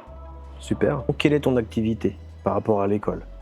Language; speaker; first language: French; native; French